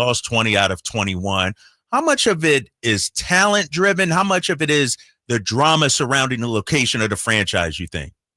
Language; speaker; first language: English; native; English